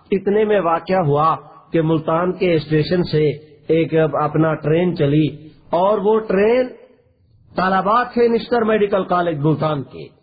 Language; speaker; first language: Urdu; non-native, local second language; Saraiki